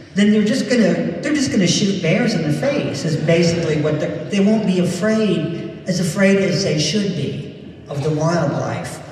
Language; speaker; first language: English; native; English